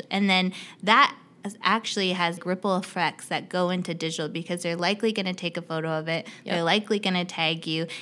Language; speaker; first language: English; native; English